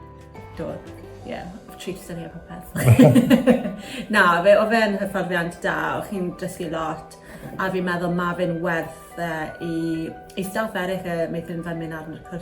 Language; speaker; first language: Welsh; non-native, local second language; English